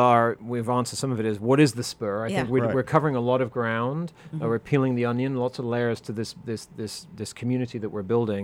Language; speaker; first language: English; non-native, local second language; French